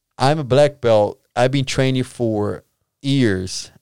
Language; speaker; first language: English; non-native, fluent; Portuguese